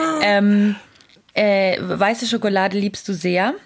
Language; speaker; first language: German; native; German